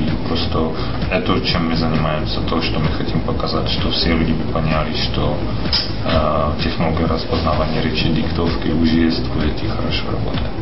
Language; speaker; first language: Russian; non-native, fluent; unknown